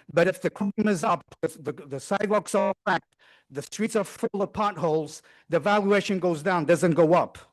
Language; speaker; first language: English; non-native, fluent; Portuguese